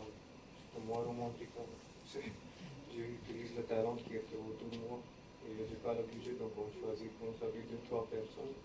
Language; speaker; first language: French; non-native, learner; English